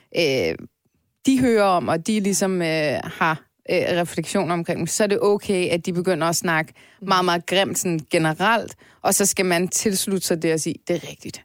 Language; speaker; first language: Danish; early bilingual, other home language; Turkish